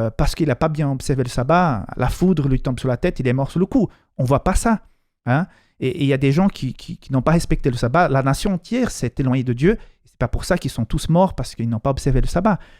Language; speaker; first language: French; non-native, fluent; Portuguese